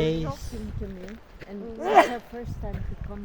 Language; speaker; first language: English; non-native, local second language; Filipino